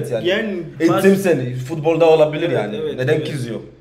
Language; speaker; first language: Turkish; non-native, learner; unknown